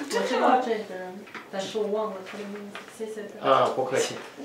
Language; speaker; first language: Chinese; non-native, fluent; Russian